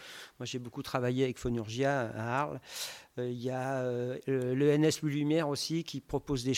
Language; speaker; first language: French; native; French